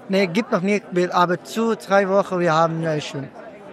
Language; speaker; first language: German; non-native, learner; Dutch